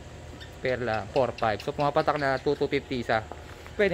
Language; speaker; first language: Filipino; native; Filipino